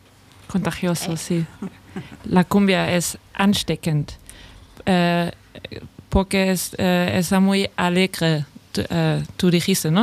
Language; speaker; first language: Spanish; non-native, fluent; German